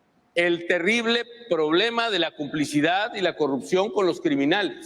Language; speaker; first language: Spanish; native; Spanish